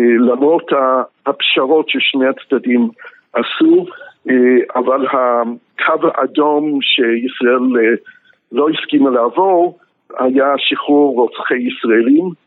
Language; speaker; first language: Hebrew; non-native, fluent; English